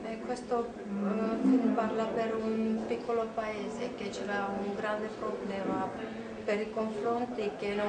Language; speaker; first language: Italian; non-native, learner; Armenian